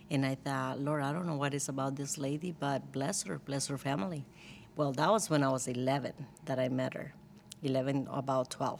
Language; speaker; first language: English; non-native, fluent; Spanish